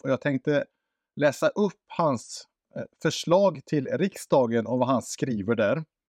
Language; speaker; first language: Swedish; native; Swedish